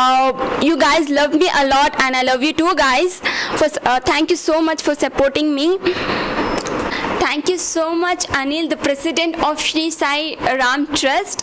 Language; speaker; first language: English; non-native, local second language; Kannada